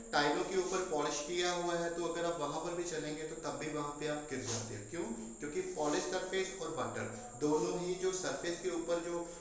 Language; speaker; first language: Hindi; non-native, local second language; Punjabi